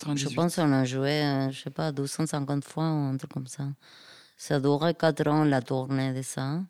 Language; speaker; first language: French; non-native, fluent; Spanish